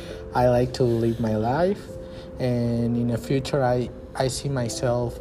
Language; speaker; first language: English; non-native, learner; Spanish